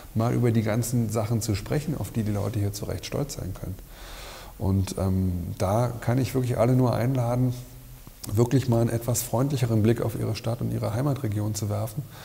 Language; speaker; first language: German; native; German